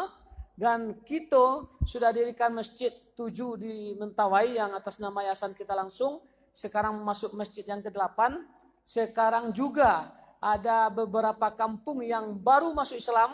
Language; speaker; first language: Indonesian; non-native, local second language; Minangkabau